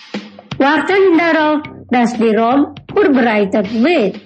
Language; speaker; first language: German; non-native, learner; Indonesian